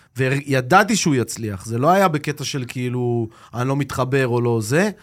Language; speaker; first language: Hebrew; native; Hebrew